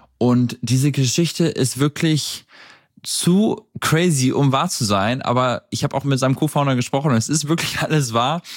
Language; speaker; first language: German; native; German